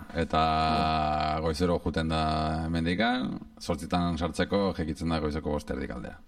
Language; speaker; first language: Basque; native; Basque